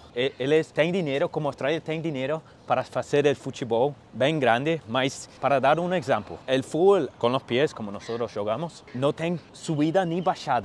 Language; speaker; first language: Portuguese; non-native, fluent; English